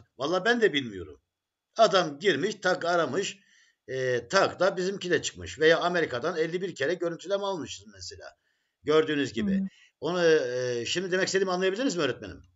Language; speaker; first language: Turkish; native; Turkish